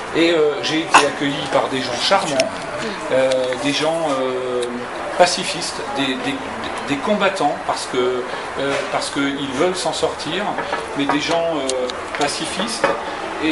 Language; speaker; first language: French; native; French